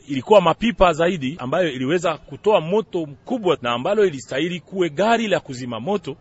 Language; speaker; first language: Swahili; non-native, local second language; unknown